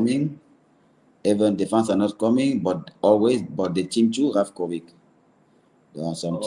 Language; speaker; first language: English; non-native, learner; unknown